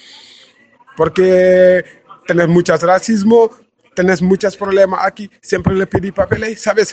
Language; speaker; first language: Spanish; non-native, learner; Wolof